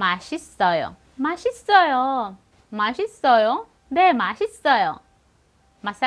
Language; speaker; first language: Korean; non-native, fluent; Filipino